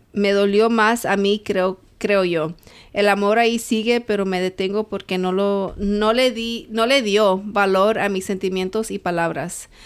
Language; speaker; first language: Spanish; early bilingual, other home language; English